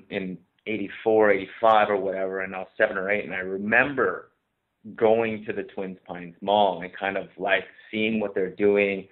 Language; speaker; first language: English; native; English